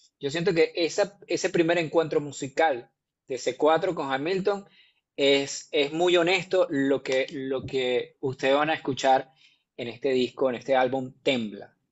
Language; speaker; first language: Spanish; native; Spanish